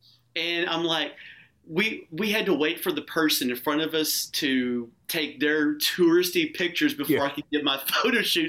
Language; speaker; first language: English; native; English